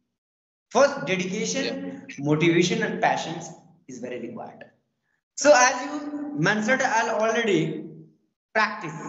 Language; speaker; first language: English; non-native, learner; Hindi